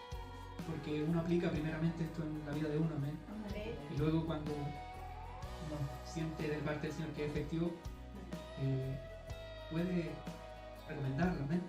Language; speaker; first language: Spanish; native; Spanish